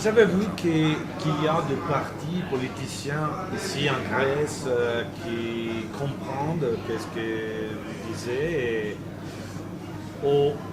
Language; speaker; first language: French; non-native, fluent; Italian